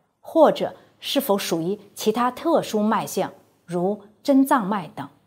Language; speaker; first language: Chinese; native; Chinese